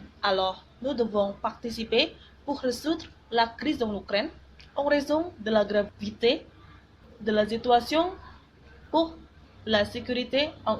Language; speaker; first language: French; non-native, learner; Indonesian